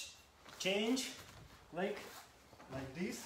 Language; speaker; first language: English; non-native, learner; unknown